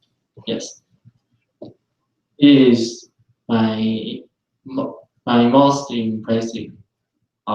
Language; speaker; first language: English; non-native, fluent; Chinese